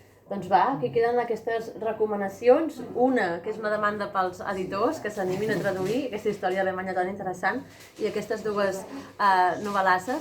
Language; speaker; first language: Catalan; native; Catalan